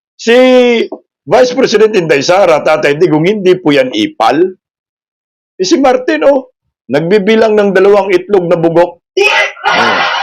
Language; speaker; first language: Filipino; non-native, local second language; Cebuano